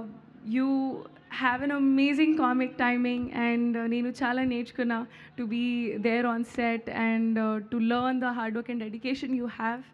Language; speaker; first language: Telugu; non-native, learner; Hindi